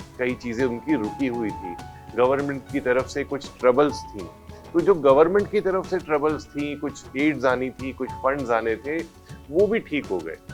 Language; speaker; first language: Hindi; native; Hindi